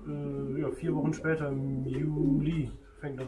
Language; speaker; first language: German; native; German